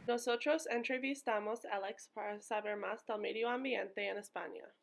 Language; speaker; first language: Spanish; non-native, learner; English